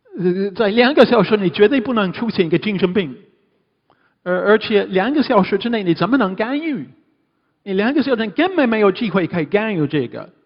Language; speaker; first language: Chinese; non-native, fluent; English